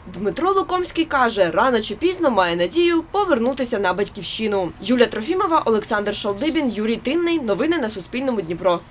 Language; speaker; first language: Ukrainian; native; Ukrainian